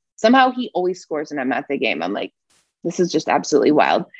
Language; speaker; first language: English; native; English